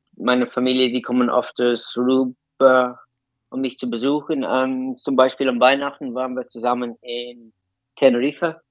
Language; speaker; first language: German; non-native, fluent; English